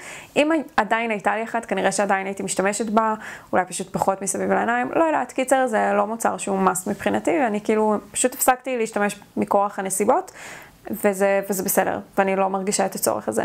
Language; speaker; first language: Hebrew; native; Hebrew